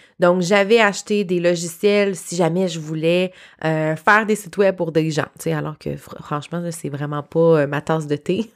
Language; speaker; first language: French; native; French